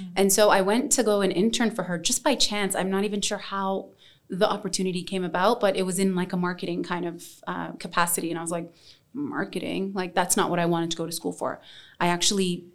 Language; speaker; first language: English; native; English